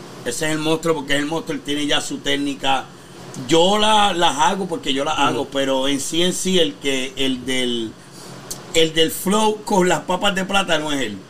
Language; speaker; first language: Spanish; native; Spanish